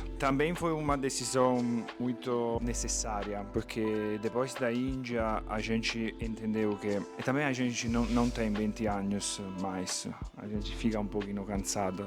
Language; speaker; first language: Portuguese; non-native, fluent; Italian